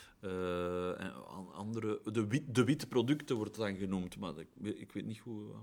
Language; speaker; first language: Dutch; native; Dutch